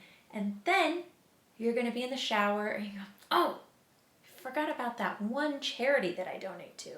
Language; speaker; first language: English; native; English